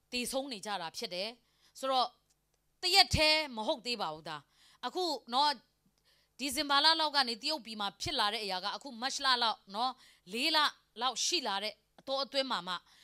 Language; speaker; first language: Burmese; non-native, local second language; Kachin